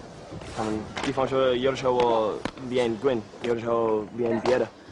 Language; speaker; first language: Chinese; non-native, learner; French